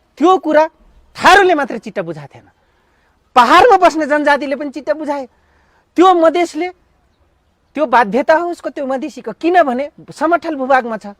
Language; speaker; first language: Nepali; non-native, local second language; Dangaura Tharu